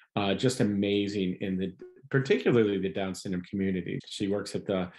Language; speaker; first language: English; native; English